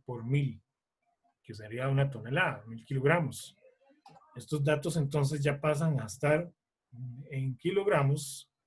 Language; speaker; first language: Spanish; native; Spanish